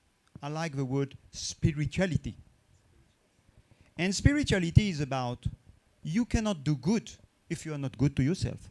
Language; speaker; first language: English; non-native, fluent; French